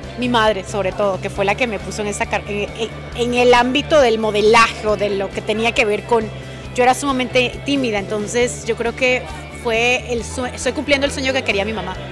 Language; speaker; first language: Spanish; native; Spanish